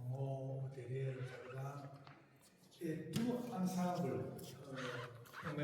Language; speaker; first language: French; non-native, fluent; Korean